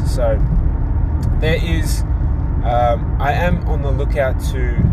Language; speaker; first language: English; native; English